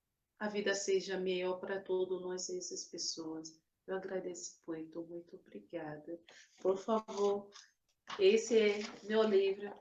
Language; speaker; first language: Portuguese; non-native, fluent; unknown